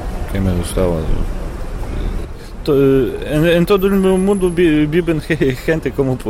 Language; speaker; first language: Spanish; non-native, learner; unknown